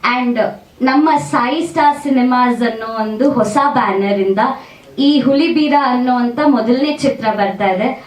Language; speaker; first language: Kannada; native; Kannada